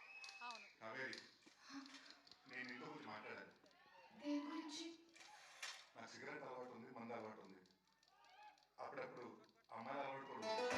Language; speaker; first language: Telugu; native; Telugu